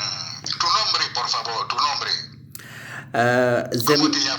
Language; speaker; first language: Spanish; non-native, learner; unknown